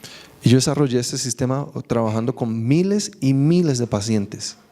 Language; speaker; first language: Spanish; native; Spanish